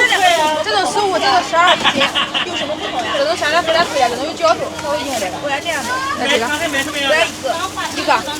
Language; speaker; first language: Chinese; native; Chinese